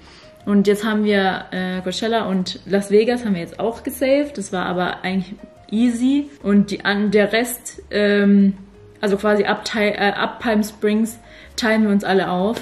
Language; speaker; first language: German; native; German